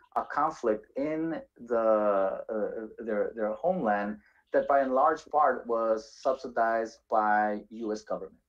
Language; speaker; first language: English; native; English